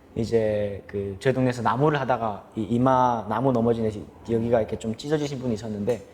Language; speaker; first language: Korean; native; Korean